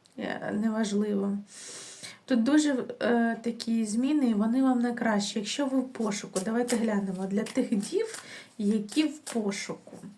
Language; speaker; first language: Ukrainian; non-native, local second language; Russian